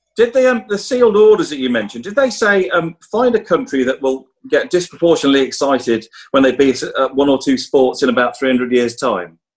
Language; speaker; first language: English; native; English